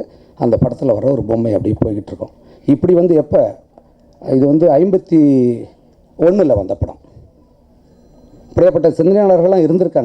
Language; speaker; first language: Tamil; native; Tamil